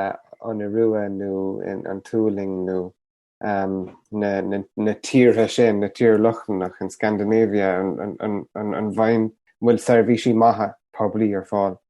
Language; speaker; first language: Irish; native; Irish